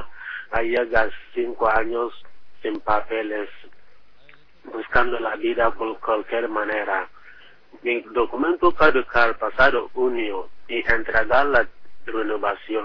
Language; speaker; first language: Spanish; non-native, learner; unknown